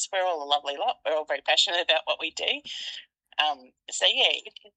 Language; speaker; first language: English; native; English